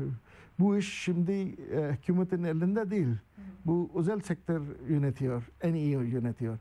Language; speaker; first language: Turkish; non-native, learner; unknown